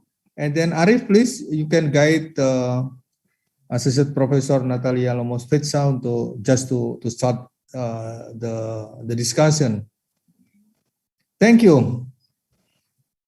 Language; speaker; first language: English; non-native, learner; Indonesian